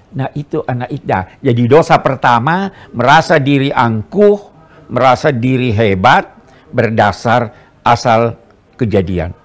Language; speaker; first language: Indonesian; native; Indonesian